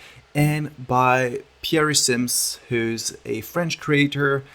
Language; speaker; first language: English; non-native, fluent; French